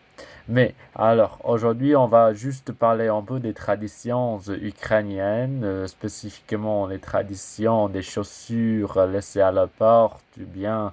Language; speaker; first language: French; non-native, learner; English